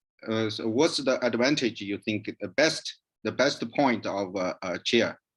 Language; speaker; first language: English; non-native, learner; Chinese